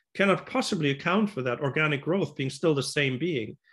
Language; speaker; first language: English; non-native, fluent; German